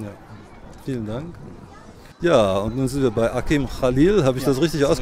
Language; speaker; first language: German; native; German